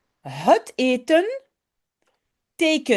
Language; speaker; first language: Dutch; non-native, fluent; French